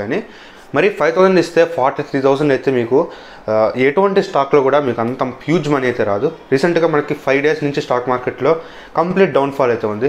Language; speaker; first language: Telugu; native; Telugu